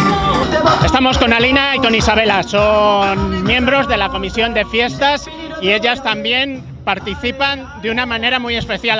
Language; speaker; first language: Spanish; native; Spanish